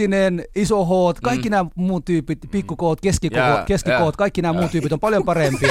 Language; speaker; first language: Finnish; early bilingual, other home language; Somali